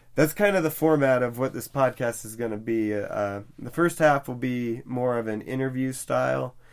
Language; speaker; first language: English; native; English